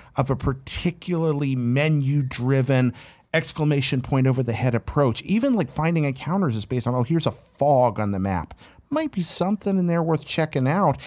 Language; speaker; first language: English; native; English